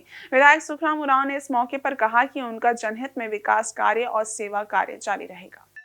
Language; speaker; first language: Hindi; native; Hindi